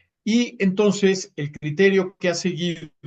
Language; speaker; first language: Spanish; native; Spanish